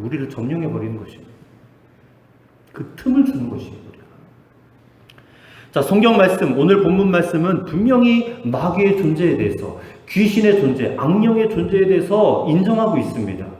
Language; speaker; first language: Korean; native; Korean